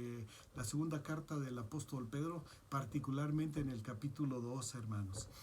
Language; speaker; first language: Spanish; native; Spanish